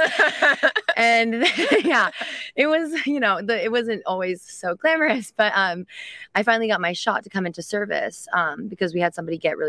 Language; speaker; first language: English; early bilingual, other home language; French